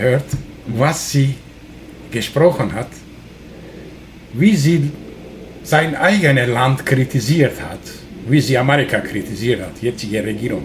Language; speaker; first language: German; non-native, learner; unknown